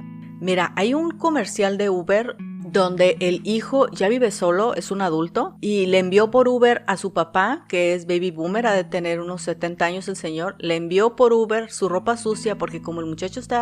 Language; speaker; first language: Spanish; native; Spanish